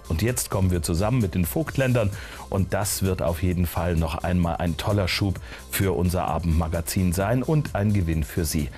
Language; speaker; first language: German; native; German